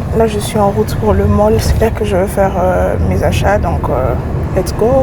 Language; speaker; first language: French; non-native, local second language; Lingala